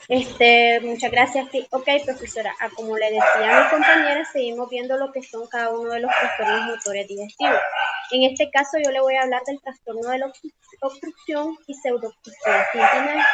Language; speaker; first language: Spanish; native; Spanish